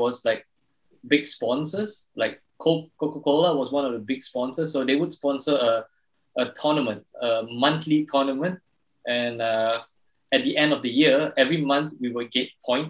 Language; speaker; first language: English; non-native, local second language; Malay